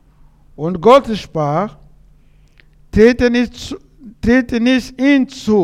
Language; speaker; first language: German; non-native, learner; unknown